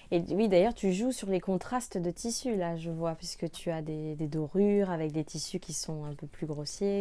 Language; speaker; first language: French; native; French